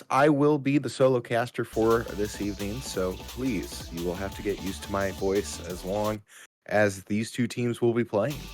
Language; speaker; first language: English; native; English